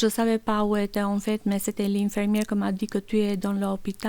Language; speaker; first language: French; non-native, learner; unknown